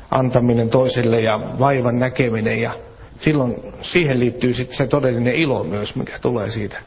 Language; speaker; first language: Finnish; native; Finnish